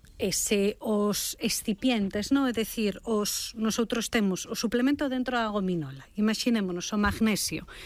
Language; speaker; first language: Galician; non-native, local second language; Spanish